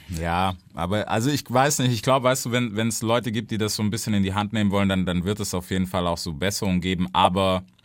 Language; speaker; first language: German; early bilingual, other home language; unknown